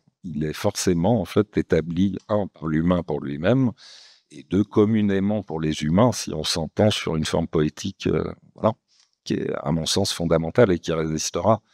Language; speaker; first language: French; native; French